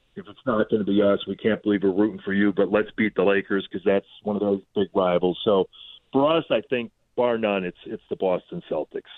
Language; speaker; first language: English; native; English